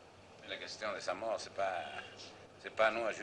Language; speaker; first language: French; non-native, fluent; Spanish